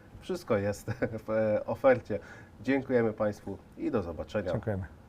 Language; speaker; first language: Polish; native; Polish